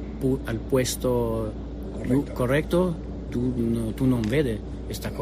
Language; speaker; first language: Spanish; non-native, learner; Italian